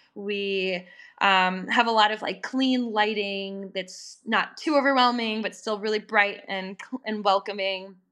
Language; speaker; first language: English; native; English